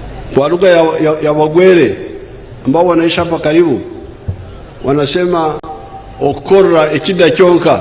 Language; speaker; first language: Swahili; non-native, local second language; Nyankole